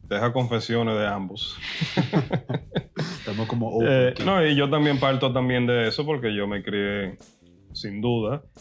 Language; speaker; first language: Spanish; early bilingual, heritage; Spanish